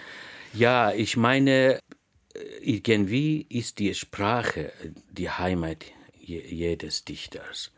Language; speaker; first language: German; non-native, fluent; Persian